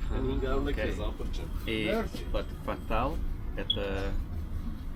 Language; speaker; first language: Russian; non-native, learner; English